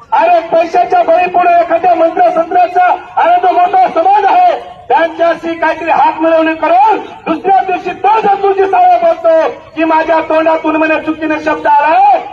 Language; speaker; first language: Marathi; non-native, local second language; Lambadi